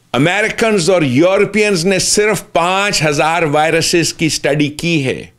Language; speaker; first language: Urdu; native; Urdu